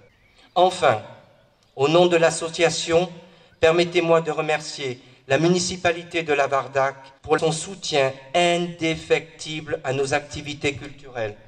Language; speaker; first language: French; native; French